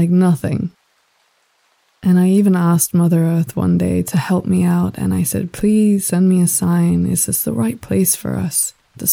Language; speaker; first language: English; native; English